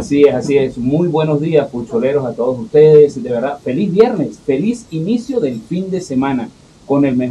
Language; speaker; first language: Spanish; native; Spanish